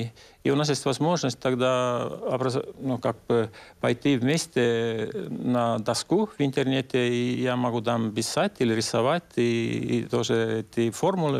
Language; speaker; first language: Russian; non-native, local second language; Estonian